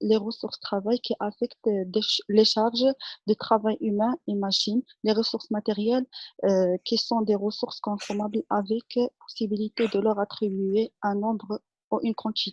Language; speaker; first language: French; non-native, local second language; Arabic